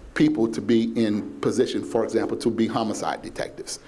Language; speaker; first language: English; native; English